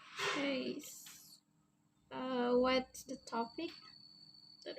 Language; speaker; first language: English; non-native, learner; Indonesian